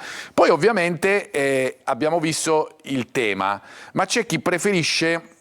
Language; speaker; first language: Italian; native; Italian